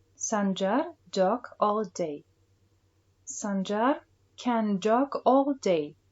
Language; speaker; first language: English; non-native, fluent; Kazakh